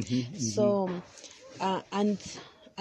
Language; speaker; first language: English; non-native, learner; Kaqchikel